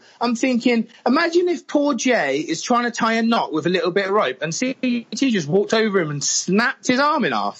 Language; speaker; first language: English; native; English